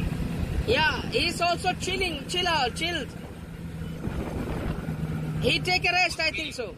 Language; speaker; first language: English; non-native, learner; Hindi